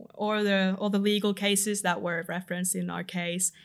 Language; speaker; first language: English; non-native, fluent; Finnish